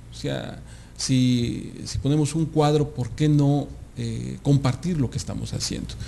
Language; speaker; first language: Spanish; native; Spanish